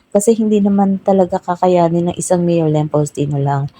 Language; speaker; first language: Filipino; native; Filipino